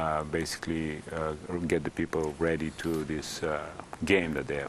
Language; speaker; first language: English; non-native, fluent; Bulgarian